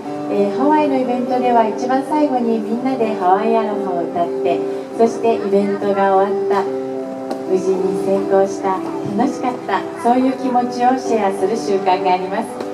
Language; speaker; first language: Japanese; native; Japanese